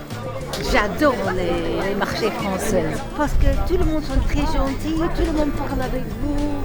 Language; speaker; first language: French; non-native, fluent; English